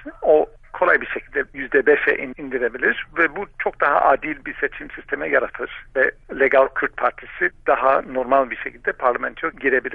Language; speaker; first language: Turkish; non-native, fluent; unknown